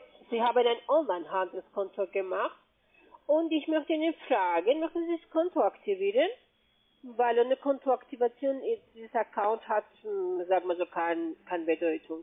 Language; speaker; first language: German; non-native, fluent; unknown